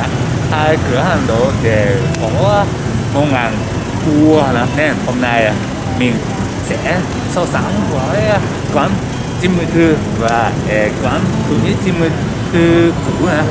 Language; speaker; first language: Vietnamese; non-native, learner; Japanese